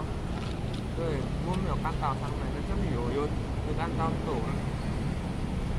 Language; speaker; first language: Chinese; non-native, learner; Javanese